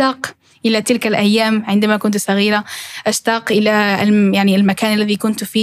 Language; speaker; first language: Arabic; early bilingual, heritage; Arabic